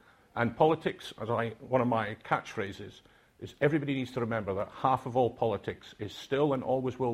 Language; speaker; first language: English; non-native, local second language; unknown